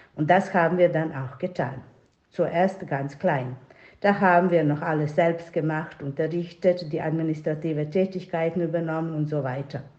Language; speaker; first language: German; non-native, fluent; Serbian